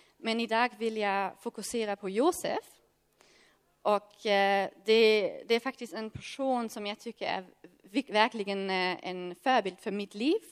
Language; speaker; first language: Swedish; non-native, fluent; German